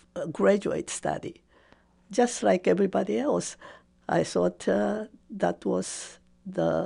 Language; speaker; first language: English; non-native, fluent; Japanese